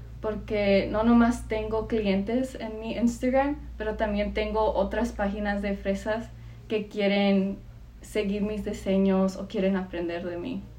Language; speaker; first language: Spanish; early bilingual, heritage; Spanish